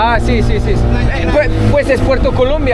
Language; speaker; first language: Spanish; non-native, learner; French